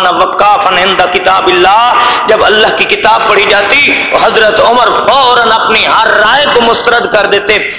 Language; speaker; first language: Urdu; non-native, local second language; Punjabi